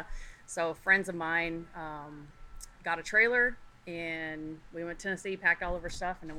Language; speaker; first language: English; native; English